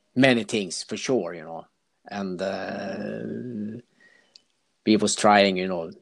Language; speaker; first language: English; non-native, fluent; Swedish